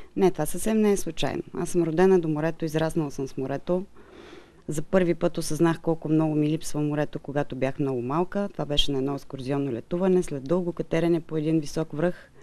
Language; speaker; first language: Bulgarian; native; Bulgarian